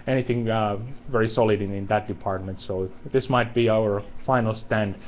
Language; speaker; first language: English; non-native, fluent; Finnish